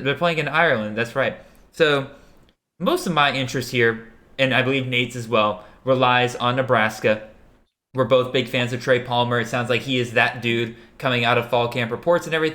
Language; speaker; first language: English; native; English